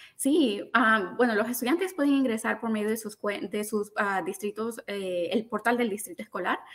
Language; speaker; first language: Spanish; early bilingual, other home language; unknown